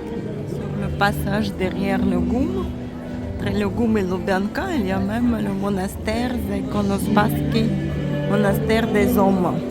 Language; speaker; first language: French; non-native, learner; Russian